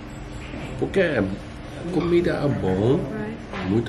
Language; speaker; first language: Portuguese; non-native, learner; Dutch